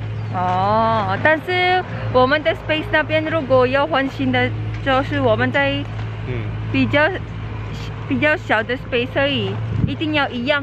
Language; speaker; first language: Chinese; non-native, learner; Filipino